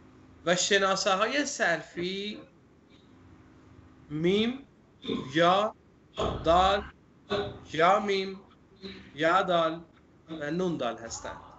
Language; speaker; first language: Persian; non-native, fluent; Urdu